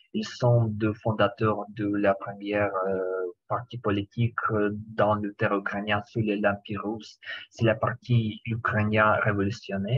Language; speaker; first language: French; non-native, learner; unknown